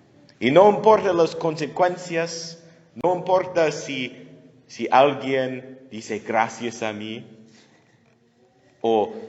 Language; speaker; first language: Spanish; non-native, learner; English